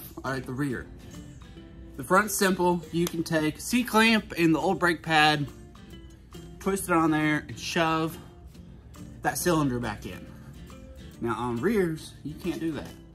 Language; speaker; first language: English; native; English